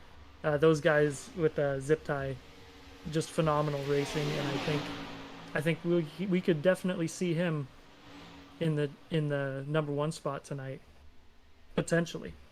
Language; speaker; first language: English; native; English